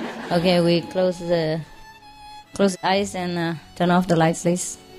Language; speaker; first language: English; non-native, fluent; Vietnamese